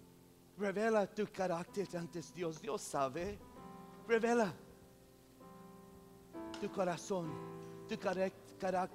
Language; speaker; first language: Spanish; non-native, local second language; English